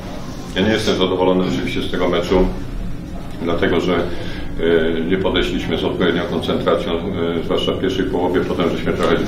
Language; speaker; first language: Polish; native; Polish